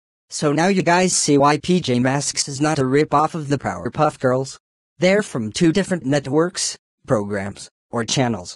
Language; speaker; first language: English; native; English